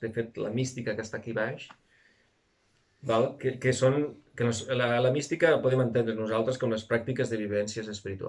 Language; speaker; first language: Catalan; native; Catalan